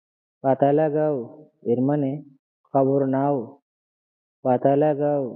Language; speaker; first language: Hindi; non-native, learner; Bangla